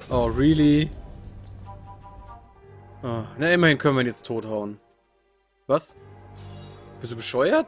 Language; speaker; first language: German; native; German